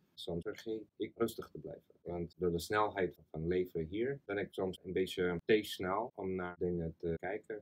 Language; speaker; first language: Dutch; non-native, fluent; Russian